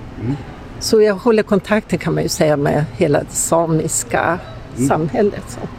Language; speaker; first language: Swedish; native; Swedish